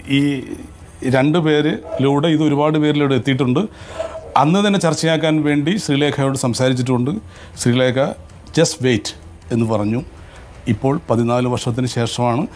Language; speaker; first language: Malayalam; native; Malayalam